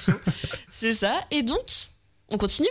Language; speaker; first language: French; native; French